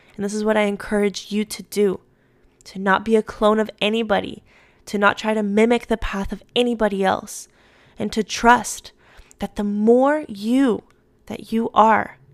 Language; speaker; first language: English; early bilingual, other home language; Spanish